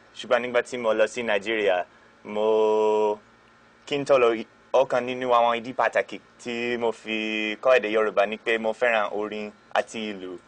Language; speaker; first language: Yoruba; non-native, fluent; English